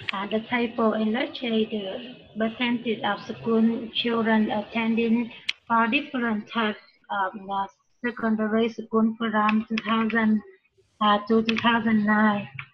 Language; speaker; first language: English; non-native, learner; Vietnamese